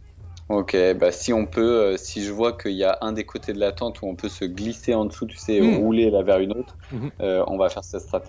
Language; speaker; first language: French; native; French